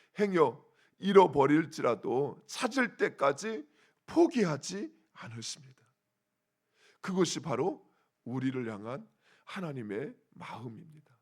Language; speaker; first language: Korean; native; Korean